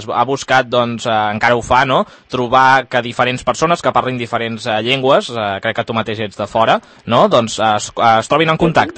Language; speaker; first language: Catalan; native; Catalan